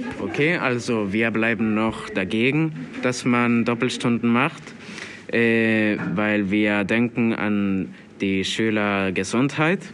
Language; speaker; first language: German; non-native, learner; Spanish